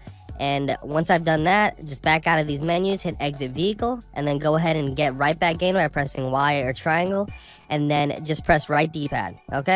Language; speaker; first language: English; native; English